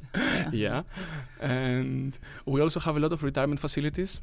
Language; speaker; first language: English; non-native, fluent; Greek